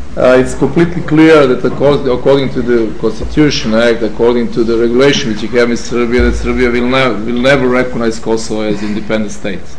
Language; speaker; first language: English; non-native, fluent; Serbian